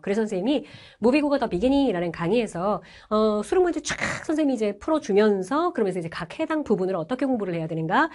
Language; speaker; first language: Korean; native; Korean